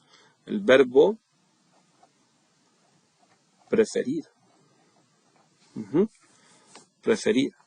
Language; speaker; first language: Spanish; non-native, fluent; English